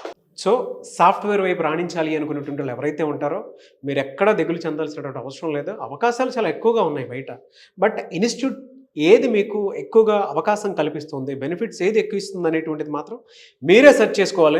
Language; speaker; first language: Telugu; native; Telugu